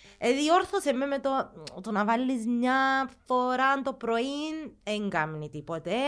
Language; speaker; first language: Greek; early bilingual, heritage; Greek